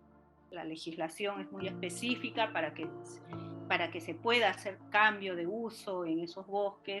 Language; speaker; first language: Spanish; native; Spanish